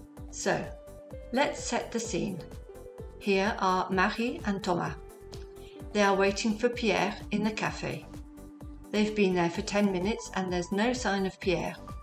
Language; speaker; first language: English; native; English